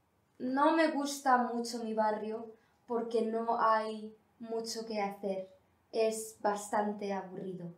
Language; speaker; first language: Spanish; non-native, learner; English